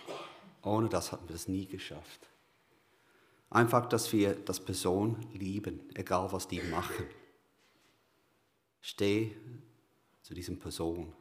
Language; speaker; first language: German; non-native, learner; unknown